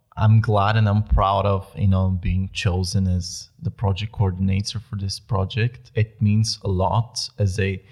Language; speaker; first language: English; non-native, fluent; Bulgarian